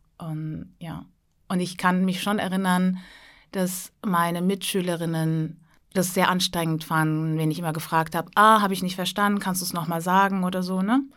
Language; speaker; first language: German; early bilingual, other home language; Turkish